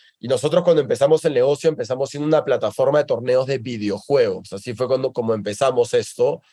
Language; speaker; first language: Spanish; native; Spanish